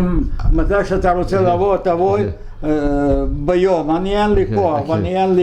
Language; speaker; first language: Hebrew; non-native, fluent; Yiddish